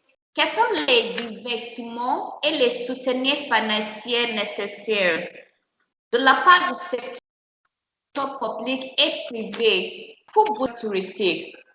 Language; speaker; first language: French; non-native, learner; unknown